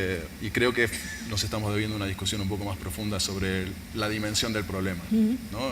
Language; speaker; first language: Spanish; native; Spanish